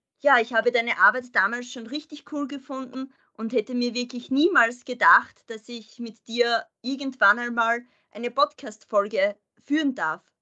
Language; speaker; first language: German; native; German